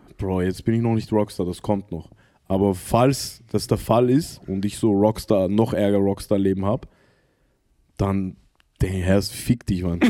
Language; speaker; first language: German; early bilingual, other home language; Arabic